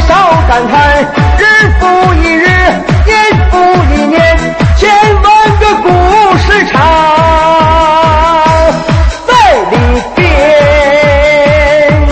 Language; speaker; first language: Chinese; native; Chinese